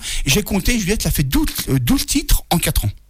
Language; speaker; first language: French; native; French